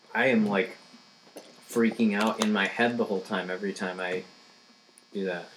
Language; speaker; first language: English; native; English